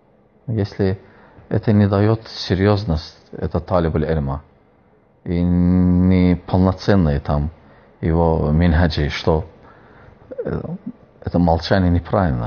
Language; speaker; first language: Russian; non-native, fluent; Azerbaijani